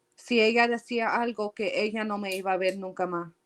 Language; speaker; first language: Spanish; early bilingual, heritage; Spanish